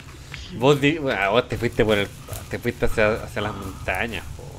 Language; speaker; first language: Spanish; native; Spanish